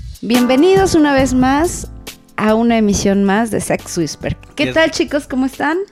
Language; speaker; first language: Spanish; native; Spanish